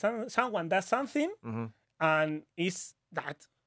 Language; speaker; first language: English; non-native, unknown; Spanish